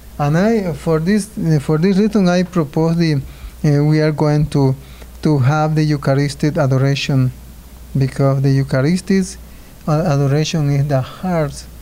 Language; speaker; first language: English; non-native, learner; Spanish